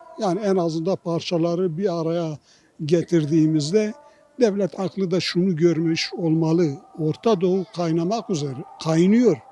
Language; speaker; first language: Turkish; non-native, local second language; Kurdish